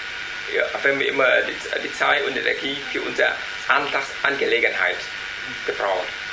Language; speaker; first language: German; non-native, learner; Vietnamese